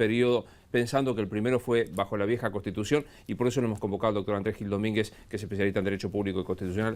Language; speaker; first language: Spanish; native; Spanish